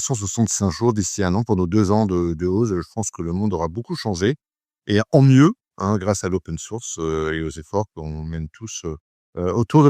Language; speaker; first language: French; native; French